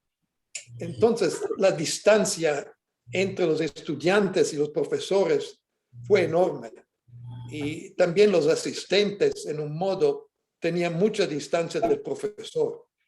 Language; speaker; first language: Spanish; non-native, fluent; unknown